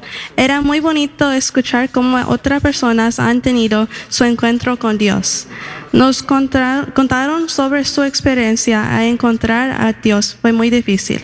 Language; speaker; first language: Spanish; early bilingual, heritage; Spanish